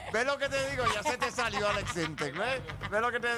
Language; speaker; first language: Spanish; native; Spanish